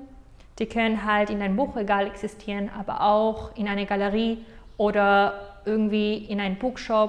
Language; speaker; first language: German; non-native, fluent; Spanish